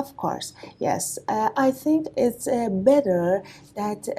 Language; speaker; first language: English; non-native, learner; Persian